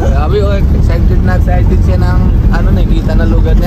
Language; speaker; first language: Filipino; non-native, learner; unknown